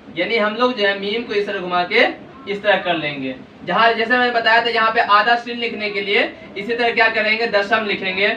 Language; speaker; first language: Hindi; native; Hindi